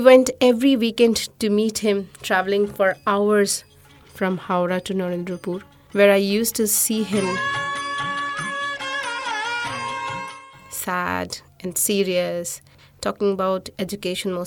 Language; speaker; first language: English; non-native, local second language; Bangla